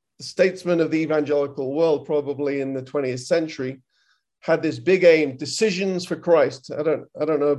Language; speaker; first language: English; native; English